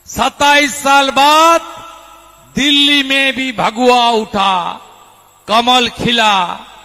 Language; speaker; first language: Hindi; non-native, local second language; Bangla